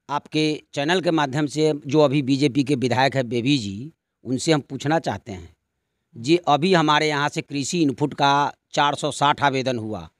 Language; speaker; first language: Hindi; native; Hindi